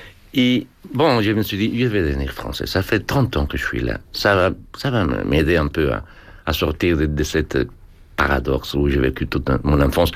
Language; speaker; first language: French; non-native, fluent; Spanish